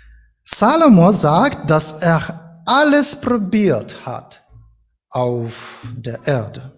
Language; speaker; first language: German; non-native, learner; Ukrainian